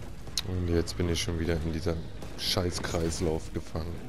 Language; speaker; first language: German; native; German